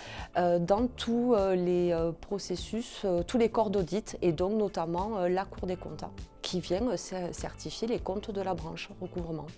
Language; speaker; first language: French; native; French